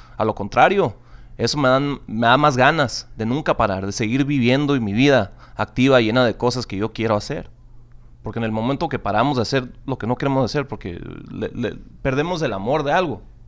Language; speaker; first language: Spanish; early bilingual, other home language; English